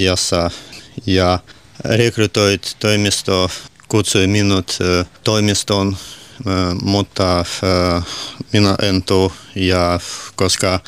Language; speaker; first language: Finnish; non-native, learner; Russian